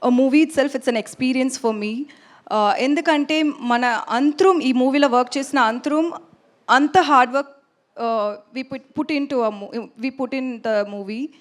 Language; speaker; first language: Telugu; non-native, learner; Tamil